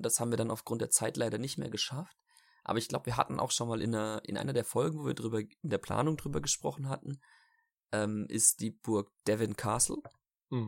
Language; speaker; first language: German; native; German